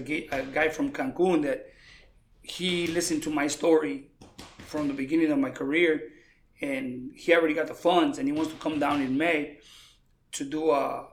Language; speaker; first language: English; early bilingual, other home language; Spanish